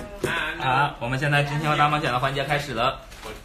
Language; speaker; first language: Chinese; native; Chinese